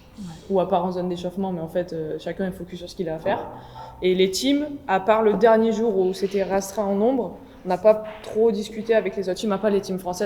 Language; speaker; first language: French; native; French